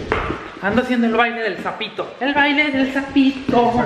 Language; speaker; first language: Spanish; native; Spanish